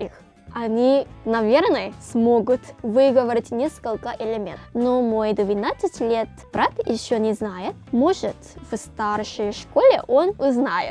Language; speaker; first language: Russian; non-native, fluent; Korean